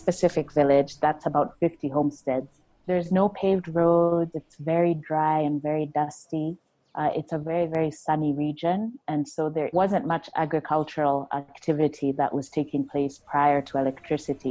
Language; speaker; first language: English; non-native, local second language; Luo (Kenya and Tanzania)